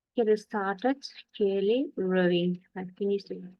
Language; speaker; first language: English; non-native, learner; Kazakh